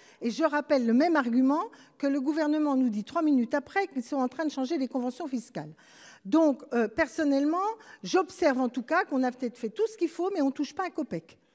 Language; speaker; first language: French; native; French